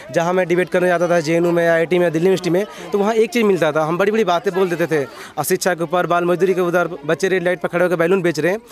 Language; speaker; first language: Hindi; native; Hindi